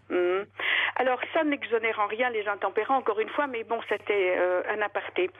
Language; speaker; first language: French; native; French